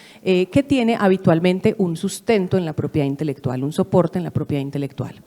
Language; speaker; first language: Spanish; native; Spanish